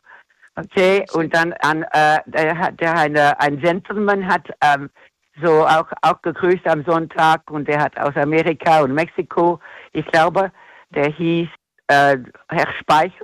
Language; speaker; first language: German; non-native, fluent; English